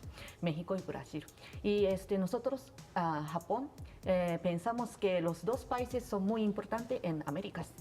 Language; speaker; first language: Spanish; non-native, learner; Japanese